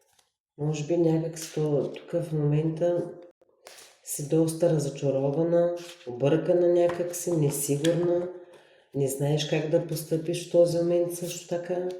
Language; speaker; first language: Bulgarian; native; Bulgarian